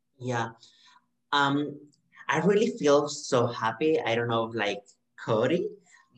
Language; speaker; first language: English; non-native, learner; Spanish